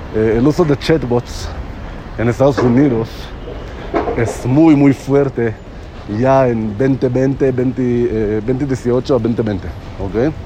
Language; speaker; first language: Spanish; non-native, fluent; Hebrew